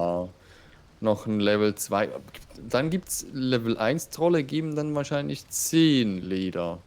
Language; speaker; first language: German; native; German